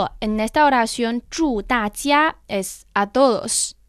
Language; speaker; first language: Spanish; non-native, fluent; Chinese